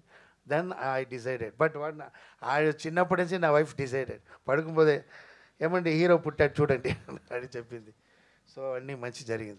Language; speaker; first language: Telugu; non-native, fluent; Tamil